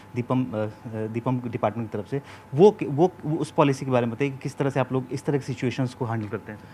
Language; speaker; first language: Hindi; native; Hindi